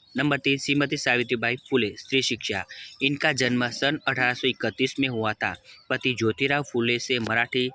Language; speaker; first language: Hindi; non-native, local second language; Gujarati